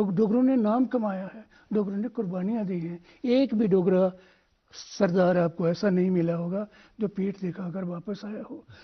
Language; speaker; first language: Hindi; non-native, local second language; Dogri